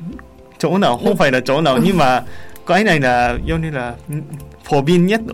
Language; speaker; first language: Vietnamese; non-native, learner; Japanese